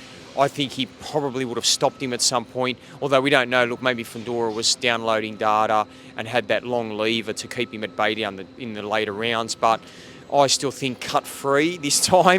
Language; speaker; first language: English; native; English